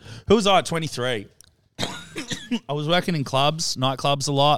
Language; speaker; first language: English; native; English